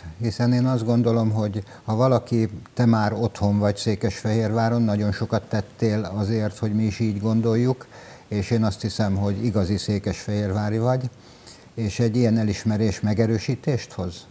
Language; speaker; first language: Hungarian; native; Hungarian